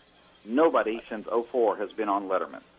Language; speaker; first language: English; native; English